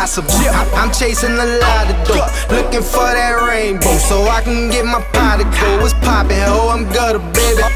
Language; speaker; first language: English; native; English